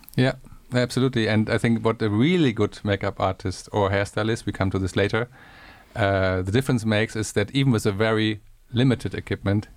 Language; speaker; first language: English; non-native, fluent; German